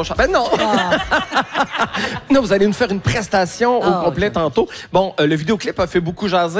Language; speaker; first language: French; native; French